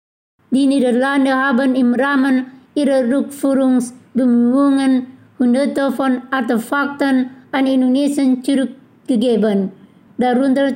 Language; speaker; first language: German; non-native, fluent; Indonesian